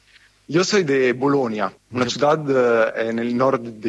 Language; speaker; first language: Spanish; non-native, learner; Italian